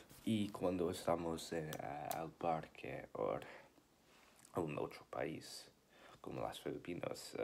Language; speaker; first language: Spanish; non-native, learner; English